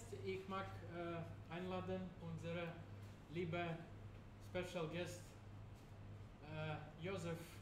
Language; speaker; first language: German; non-native, learner; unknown